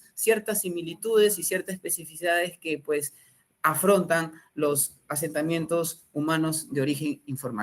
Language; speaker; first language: Spanish; native; Spanish